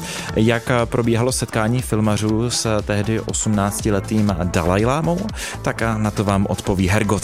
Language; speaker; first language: Czech; native; Czech